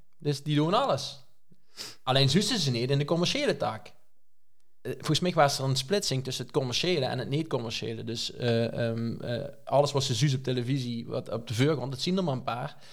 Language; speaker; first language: Dutch; native; Dutch